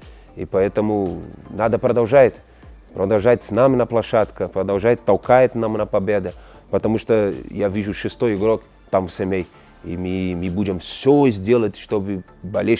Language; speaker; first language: Russian; non-native, learner; Portuguese